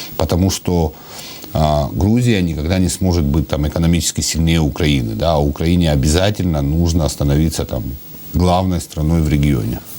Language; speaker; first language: Russian; non-native, local second language; Georgian